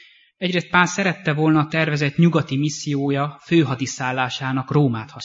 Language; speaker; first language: Hungarian; native; Hungarian